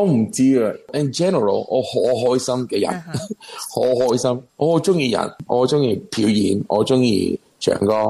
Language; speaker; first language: Cantonese; non-native, learner; Spanish